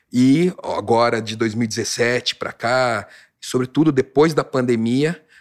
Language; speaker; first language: Portuguese; native; Portuguese